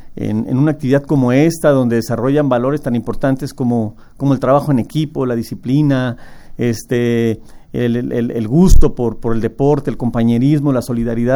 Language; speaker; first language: Spanish; native; Spanish